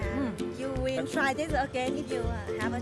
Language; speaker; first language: English; non-native, learner; Vietnamese